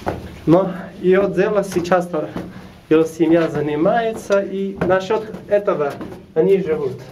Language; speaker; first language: Russian; non-native, local second language; Armenian